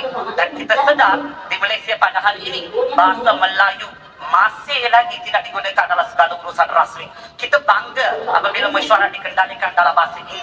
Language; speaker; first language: Malay; native; Malay